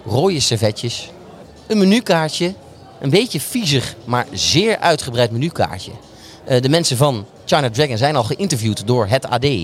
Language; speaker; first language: Dutch; native; Dutch